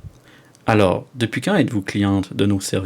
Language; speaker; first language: French; native; French